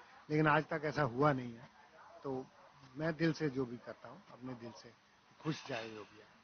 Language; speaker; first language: Hindi; native; Hindi